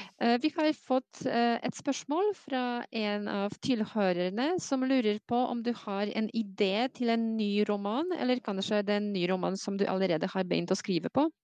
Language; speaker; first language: Norwegian; non-native, fluent; Polish